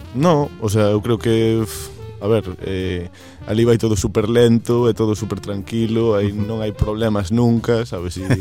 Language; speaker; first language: Galician; native; Galician